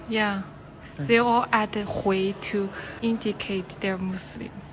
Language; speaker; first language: English; non-native, learner; Chinese